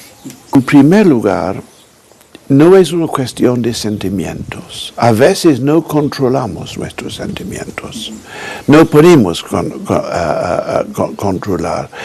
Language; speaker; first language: Spanish; non-native, fluent; English